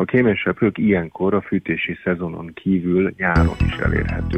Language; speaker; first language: Hungarian; native; Hungarian